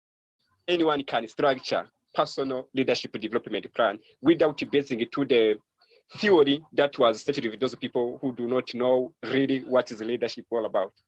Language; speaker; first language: English; non-native, fluent; Kinyarwanda